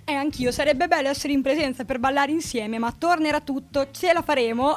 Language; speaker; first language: Italian; native; Italian